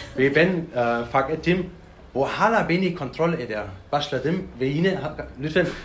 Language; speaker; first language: Turkish; non-native, learner; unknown